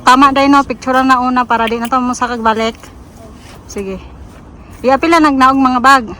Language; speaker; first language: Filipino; non-native, local second language; Cebuano